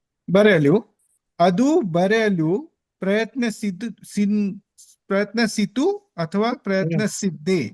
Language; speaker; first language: Kannada; non-native, learner; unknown